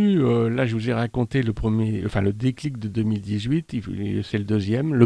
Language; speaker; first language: French; native; French